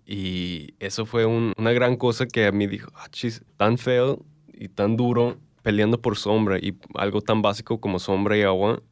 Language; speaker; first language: Spanish; early bilingual, other home language; English